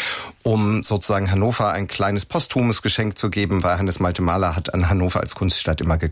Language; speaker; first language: German; native; German